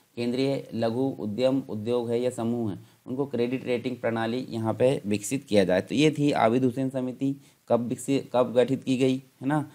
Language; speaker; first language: Hindi; native; Hindi